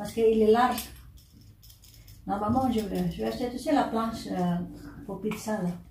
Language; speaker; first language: French; non-native, learner; Indonesian